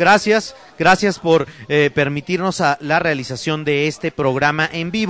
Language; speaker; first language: Spanish; native; Spanish